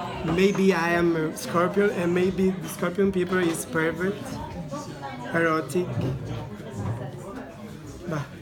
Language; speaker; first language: English; non-native, learner; Italian